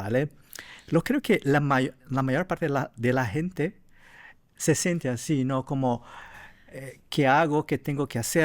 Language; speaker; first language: Spanish; non-native, fluent; Portuguese